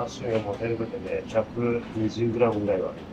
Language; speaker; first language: Japanese; native; Japanese